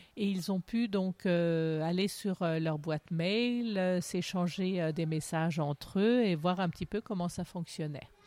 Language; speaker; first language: French; native; French